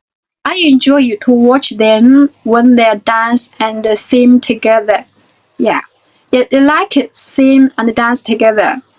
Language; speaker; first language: English; non-native, fluent; Chinese